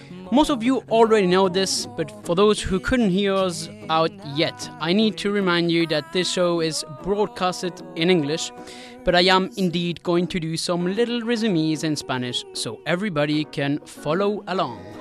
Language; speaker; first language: English; non-native, fluent; Spanish